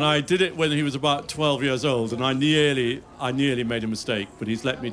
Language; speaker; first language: English; native; English